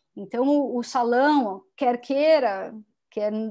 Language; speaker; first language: Portuguese; native; Portuguese